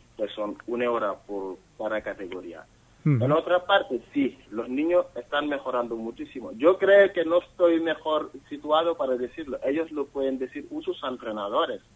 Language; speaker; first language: Spanish; non-native, fluent; Wolof